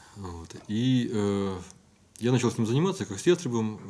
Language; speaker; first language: Russian; native; Russian